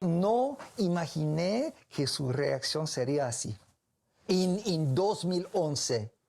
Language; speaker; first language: Spanish; non-native, learner; English